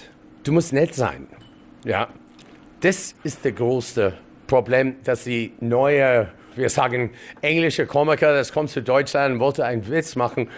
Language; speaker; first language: German; non-native, fluent; English